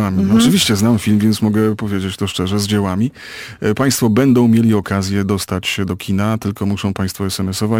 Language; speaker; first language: Polish; native; Polish